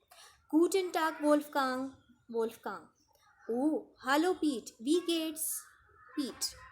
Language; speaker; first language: German; non-native, fluent; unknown